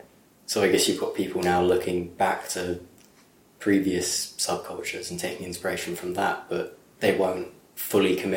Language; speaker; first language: English; native; English